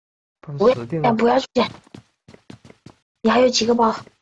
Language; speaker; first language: Chinese; native; Chinese